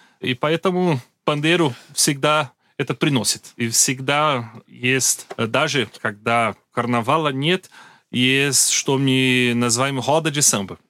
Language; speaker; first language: Russian; non-native, learner; Portuguese